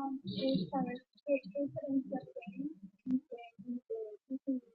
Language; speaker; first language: Portuguese; non-native, fluent; Spanish